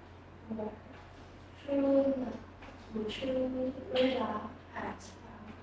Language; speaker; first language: Chinese; non-native, learner; Vietnamese